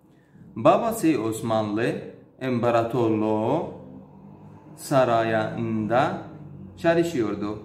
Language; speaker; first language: Turkish; non-native, learner; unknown